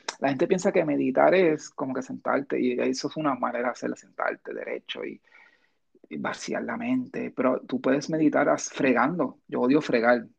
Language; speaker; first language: Spanish; early bilingual, heritage; Spanish